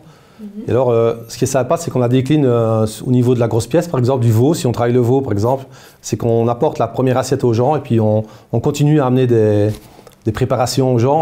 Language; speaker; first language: French; native; French